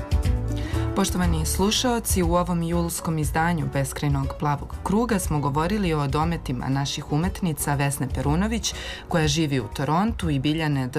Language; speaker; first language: Serbian; native; Serbian